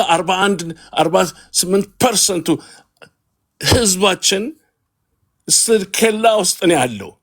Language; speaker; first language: Amharic; non-native, local second language; Tigrinya